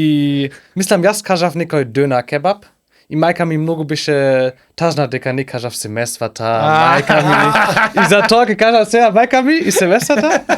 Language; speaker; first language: Macedonian; non-native, learner; German